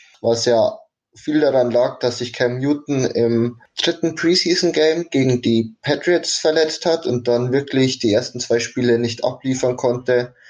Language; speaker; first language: German; native; German